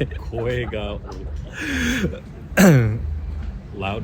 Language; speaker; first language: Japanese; non-native, learner; English